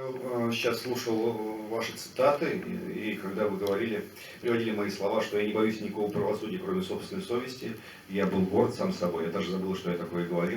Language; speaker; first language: Russian; native; Russian